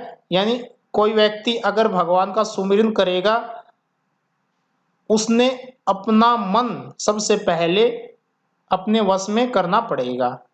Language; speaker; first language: Hindi; native; Hindi